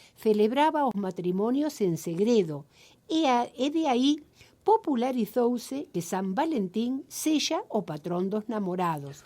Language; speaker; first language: Galician; early bilingual, heritage; Galician